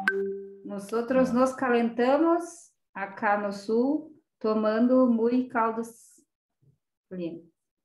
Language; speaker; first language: Spanish; non-native, learner; Portuguese